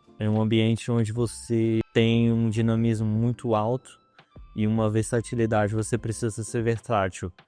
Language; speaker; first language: Portuguese; native; Portuguese